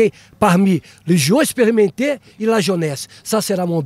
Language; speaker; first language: French; non-native, learner; Portuguese